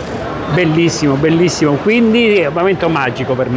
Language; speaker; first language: Italian; native; Italian